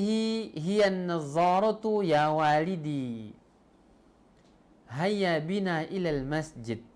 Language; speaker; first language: Arabic; non-native, fluent; Indonesian